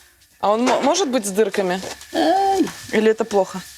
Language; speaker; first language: Russian; native; Russian